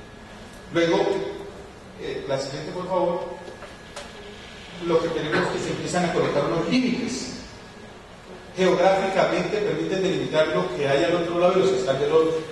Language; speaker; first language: Spanish; native; Spanish